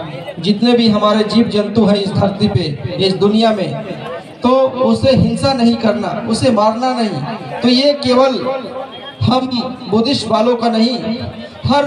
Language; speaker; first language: Hindi; native; Hindi